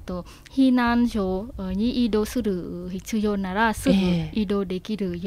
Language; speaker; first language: Japanese; non-native, fluent; Vietnamese